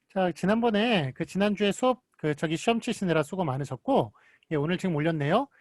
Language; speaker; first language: Korean; native; Korean